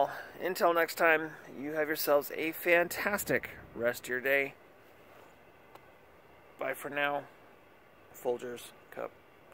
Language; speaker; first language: English; native; English